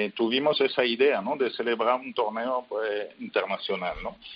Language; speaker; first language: Spanish; non-native, fluent; French